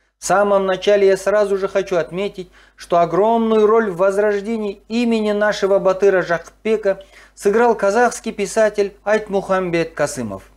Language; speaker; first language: Russian; non-native, local second language; Kazakh